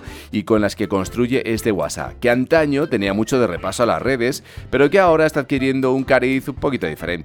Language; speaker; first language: Spanish; native; Spanish